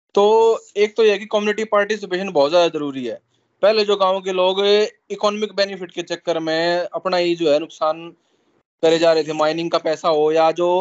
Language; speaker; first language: Hindi; native; Hindi